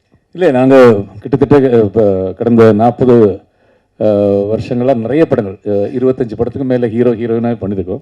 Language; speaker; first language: Tamil; non-native, local second language; Malayalam